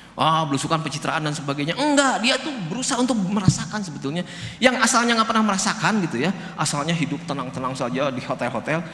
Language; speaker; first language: Indonesian; non-native, local second language; Sundanese